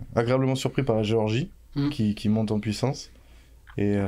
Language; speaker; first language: French; native; French